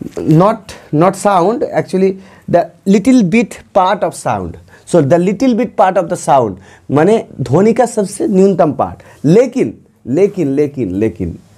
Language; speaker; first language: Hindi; non-native, local second language; Bangla